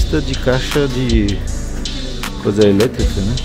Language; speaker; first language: Portuguese; non-native, fluent; French